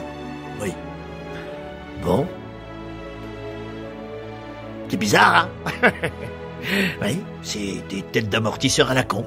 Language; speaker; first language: French; native; French